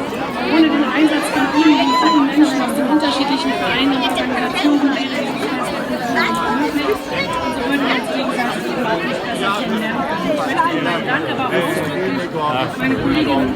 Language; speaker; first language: German; native; German